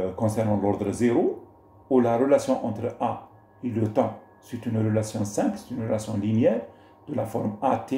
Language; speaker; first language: French; non-native, local second language; Arabic